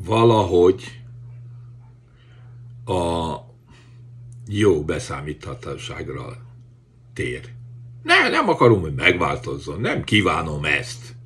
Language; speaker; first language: Hungarian; native; Hungarian